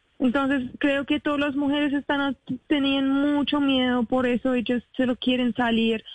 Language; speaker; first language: Spanish; non-native, learner; Arabic